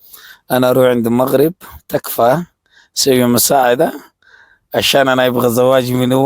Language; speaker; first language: Arabic; non-native, learner; Urdu